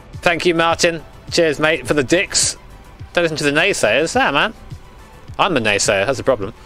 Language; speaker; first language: English; native; English